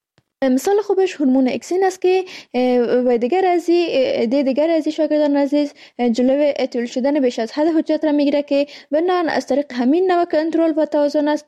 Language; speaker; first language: Persian; native; Persian